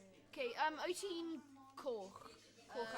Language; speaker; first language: Welsh; non-native, local second language; English